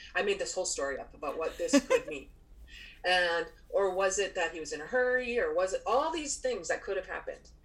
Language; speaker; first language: English; native; English